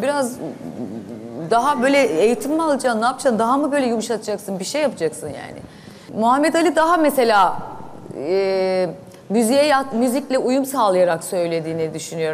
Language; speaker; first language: Turkish; native; Turkish